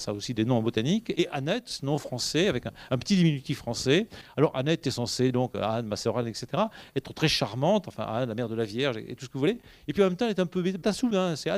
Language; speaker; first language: French; native; French